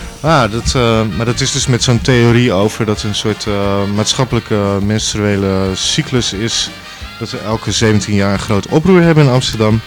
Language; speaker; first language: Dutch; native; Dutch